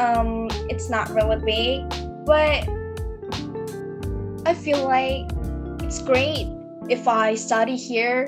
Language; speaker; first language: English; early bilingual, other home language; Indonesian